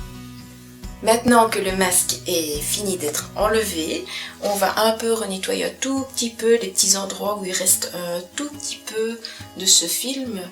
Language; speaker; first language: French; native; French